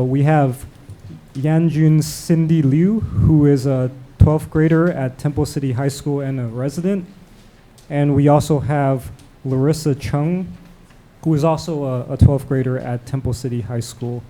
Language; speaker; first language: English; non-native, local second language; Cantonese